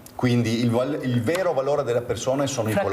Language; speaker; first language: Italian; native; Italian